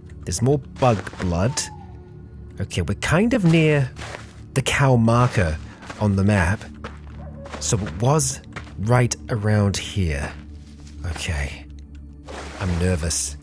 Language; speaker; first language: English; native; English